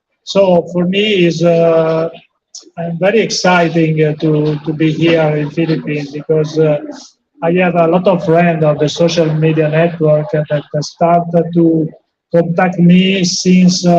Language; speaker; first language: English; non-native, fluent; Italian